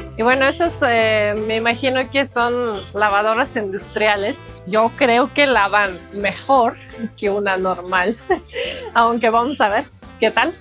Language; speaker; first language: Spanish; non-native, fluent; Russian